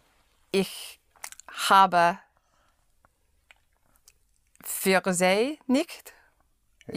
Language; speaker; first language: German; non-native, learner; English